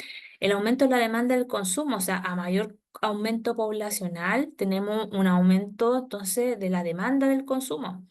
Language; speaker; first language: Spanish; native; Spanish